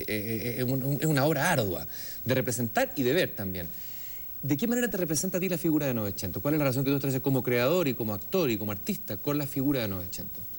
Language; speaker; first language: Spanish; native; Spanish